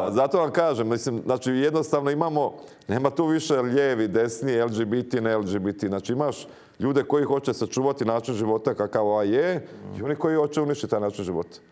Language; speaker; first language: Croatian; native; Croatian